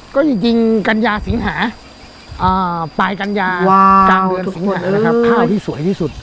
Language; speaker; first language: Thai; native; Thai